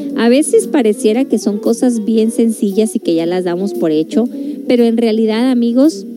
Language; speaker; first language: Spanish; native; Spanish